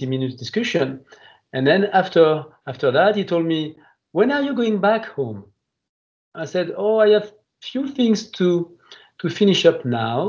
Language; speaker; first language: English; non-native, fluent; French